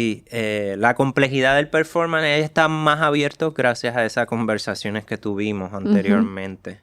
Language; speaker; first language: Spanish; non-native, fluent; English